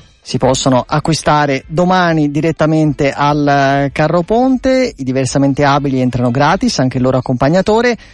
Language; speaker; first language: Italian; native; Italian